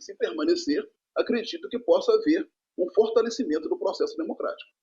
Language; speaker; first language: Portuguese; native; Portuguese